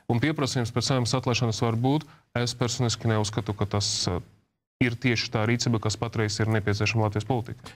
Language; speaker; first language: Latvian; non-native, local second language; Russian